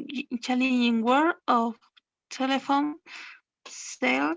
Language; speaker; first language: English; non-native, learner; Spanish